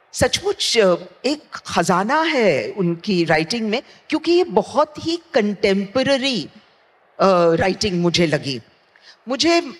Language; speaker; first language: Hindi; non-native, local second language; Gujarati